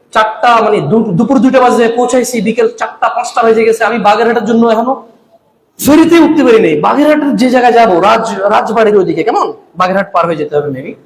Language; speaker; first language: Bangla; early bilingual, heritage; Bangla